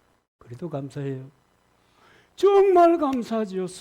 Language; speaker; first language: Korean; native; Korean